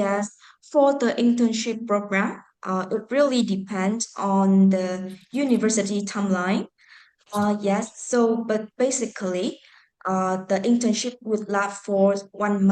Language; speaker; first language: English; non-native, fluent; Vietnamese